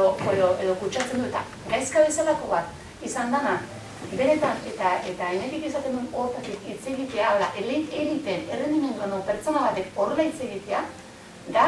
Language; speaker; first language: Basque; native; Basque